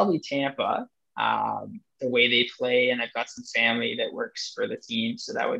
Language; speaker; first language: English; native; English